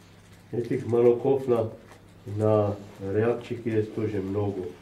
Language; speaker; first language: Russian; non-native, learner; Czech